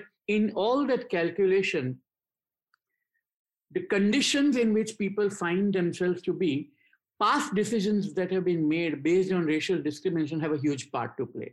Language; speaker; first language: English; non-native, local second language; Gujarati